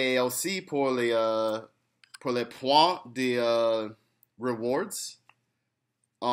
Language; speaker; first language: French; non-native, learner; English